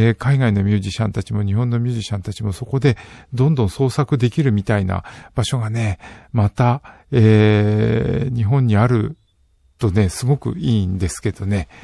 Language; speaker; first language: Japanese; native; Japanese